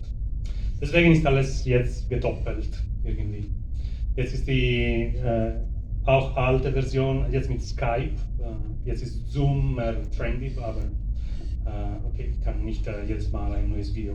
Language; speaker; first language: German; non-native, fluent; Italian